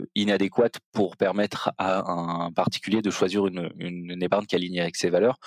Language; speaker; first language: French; native; French